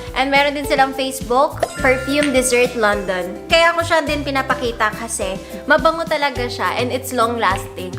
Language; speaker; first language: Filipino; native; Filipino